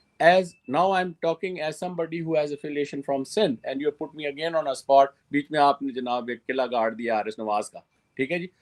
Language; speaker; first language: Urdu; non-native, local second language; Sindhi